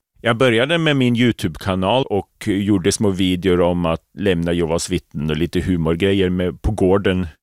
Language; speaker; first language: Swedish; native; Swedish